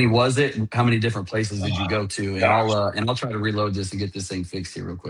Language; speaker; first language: English; native; English